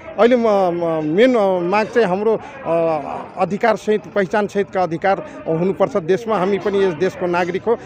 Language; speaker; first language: Nepali; non-native, local second language; Dangaura Tharu